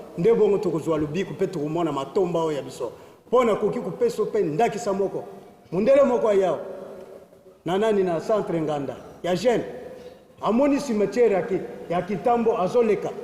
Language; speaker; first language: Lingala; non-native, local second language; Kongo